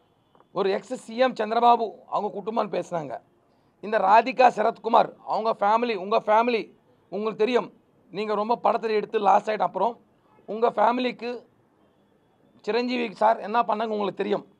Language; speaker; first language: Tamil; non-native, local second language; Telugu